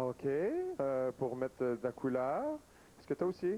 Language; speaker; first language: French; native; French